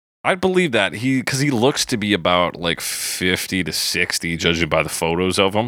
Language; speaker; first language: English; native; English